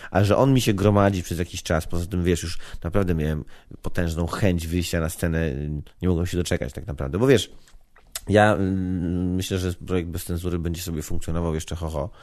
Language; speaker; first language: Polish; native; Polish